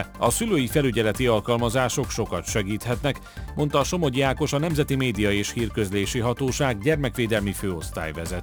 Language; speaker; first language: Hungarian; native; Hungarian